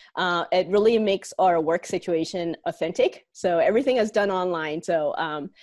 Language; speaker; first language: English; non-native, local second language; Cantonese